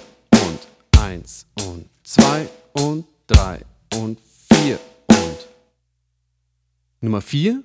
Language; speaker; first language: German; native; German